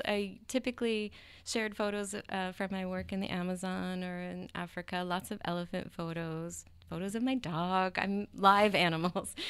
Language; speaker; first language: English; native; English